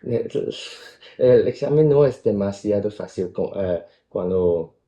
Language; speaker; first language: Spanish; non-native, learner; Cantonese